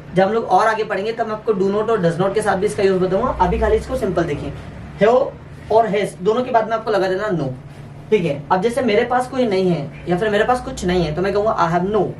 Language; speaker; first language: Hindi; native; Hindi